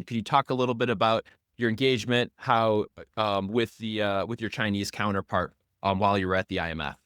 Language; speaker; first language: English; native; English